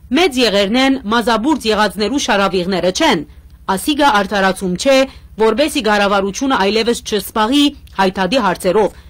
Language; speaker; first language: Armenian; early bilingual, heritage; Armenian